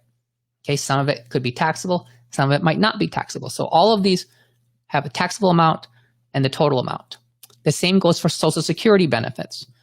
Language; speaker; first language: English; native; English